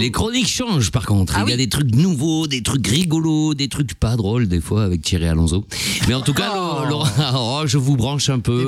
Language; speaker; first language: French; native; French